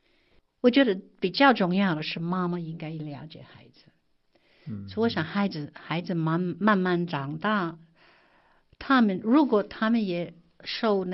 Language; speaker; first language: Chinese; non-native, fluent; English